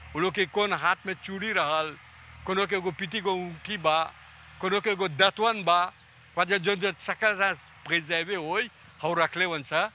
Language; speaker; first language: Bhojpuri; native; Bhojpuri